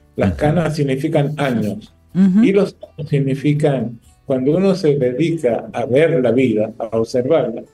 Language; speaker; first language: Spanish; native; Spanish